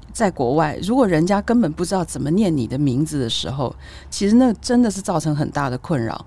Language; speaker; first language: Chinese; native; Chinese